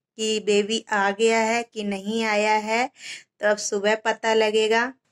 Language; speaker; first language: Hindi; native; Hindi